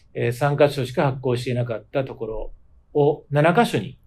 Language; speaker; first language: Japanese; native; Japanese